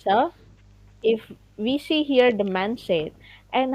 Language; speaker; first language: English; non-native, fluent; Indonesian